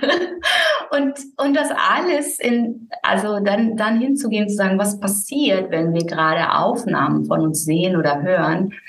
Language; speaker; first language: German; native; German